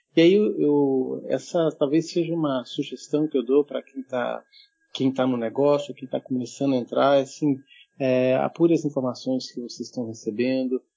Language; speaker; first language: Portuguese; early bilingual, heritage; German